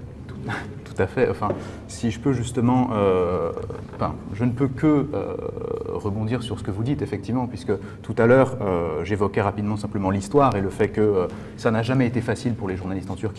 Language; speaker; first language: French; native; French